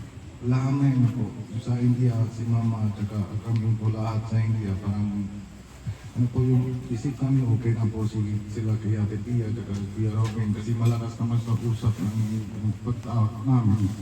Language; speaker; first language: Filipino; non-native, learner; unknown